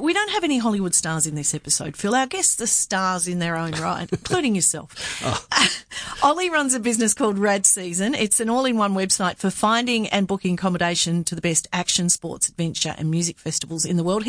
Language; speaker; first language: English; native; English